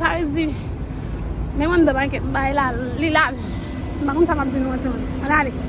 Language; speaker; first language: French; non-native, learner; Haitian Creole